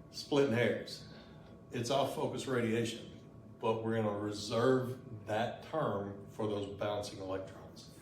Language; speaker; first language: English; native; English